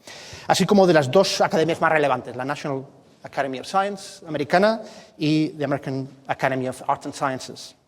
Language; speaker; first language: Spanish; native; Spanish